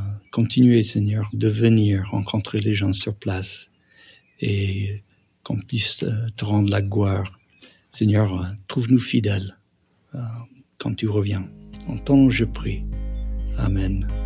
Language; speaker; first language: French; non-native, fluent; English